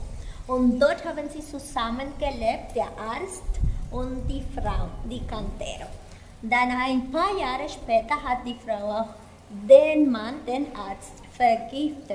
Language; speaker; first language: German; non-native, fluent; Spanish